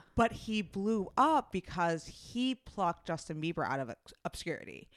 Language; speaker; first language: English; native; English